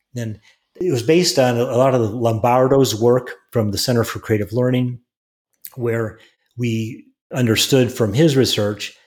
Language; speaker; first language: English; native; English